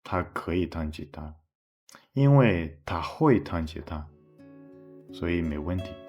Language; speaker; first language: Chinese; non-native, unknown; Portuguese